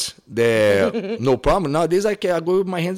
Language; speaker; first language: English; non-native, fluent; Portuguese